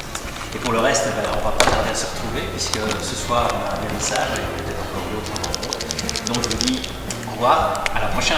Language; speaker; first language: French; native; French